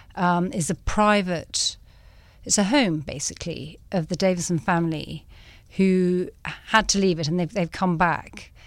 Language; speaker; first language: English; native; English